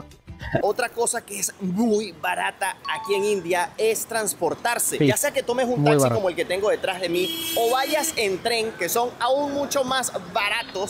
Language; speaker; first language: Spanish; native; Spanish